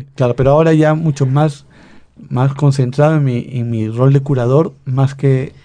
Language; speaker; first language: Spanish; native; Spanish